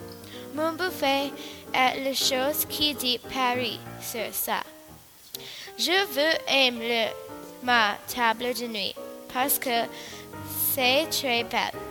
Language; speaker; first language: French; non-native, learner; English